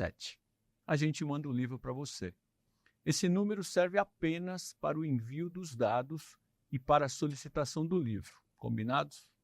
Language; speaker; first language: Portuguese; native; Portuguese